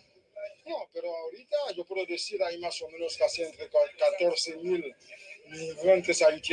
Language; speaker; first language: Spanish; non-native, fluent; Haitian Creole